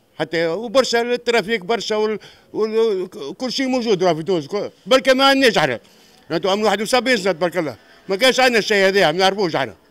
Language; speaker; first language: Arabic; native; Arabic